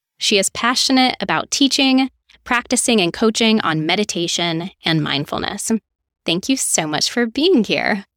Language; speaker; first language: English; native; English